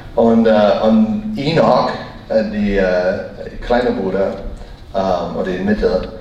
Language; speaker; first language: German; non-native, learner; English